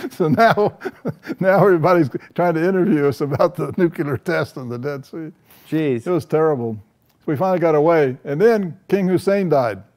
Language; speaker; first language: English; native; English